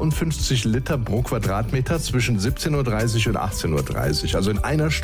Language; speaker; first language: German; native; German